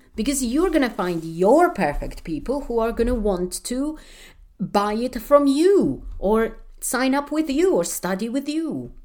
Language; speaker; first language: English; non-native, fluent; Polish